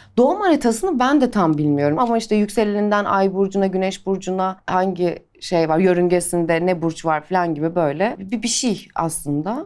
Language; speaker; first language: Turkish; native; Turkish